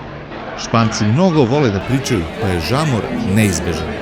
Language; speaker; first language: Serbian; native; Serbian